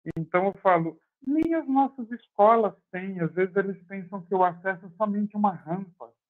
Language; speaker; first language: Portuguese; native; Portuguese